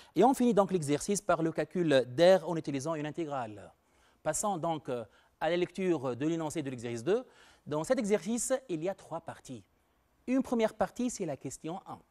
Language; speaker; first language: French; non-native, local second language; Arabic